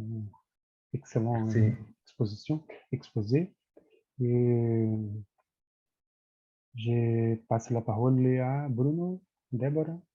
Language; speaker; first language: French; non-native, fluent; Portuguese